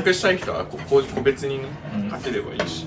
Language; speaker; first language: Japanese; native; Japanese